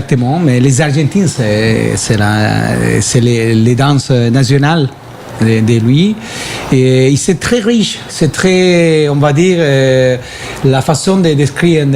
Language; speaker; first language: French; non-native, fluent; Spanish